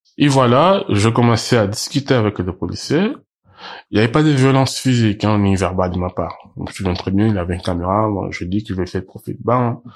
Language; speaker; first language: French; non-native, local second language; Portuguese